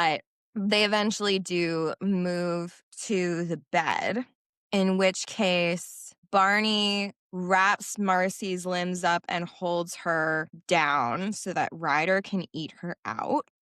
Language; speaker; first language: English; native; English